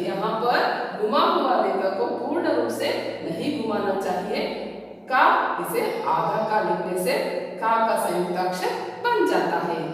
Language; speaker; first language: Hindi; non-native, local second language; Kannada